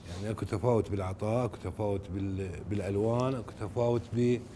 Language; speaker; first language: Arabic; native; Arabic